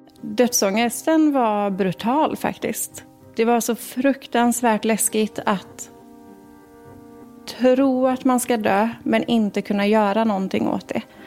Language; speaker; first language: Swedish; native; Swedish